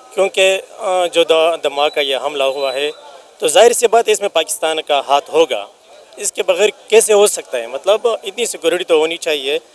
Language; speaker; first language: Hindi; non-native, local second language; Pashto